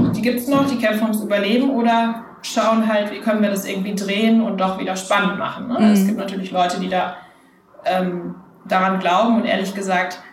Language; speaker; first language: German; native; German